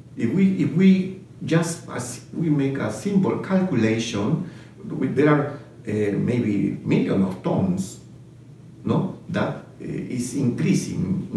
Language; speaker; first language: English; non-native, fluent; Spanish